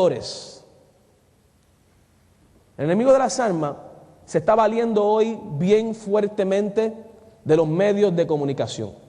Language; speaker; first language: Spanish; native; Spanish